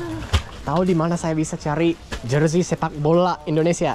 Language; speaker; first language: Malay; non-native, learner; English